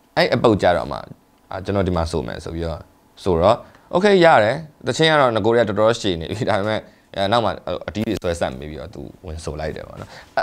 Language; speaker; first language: Burmese; native; Burmese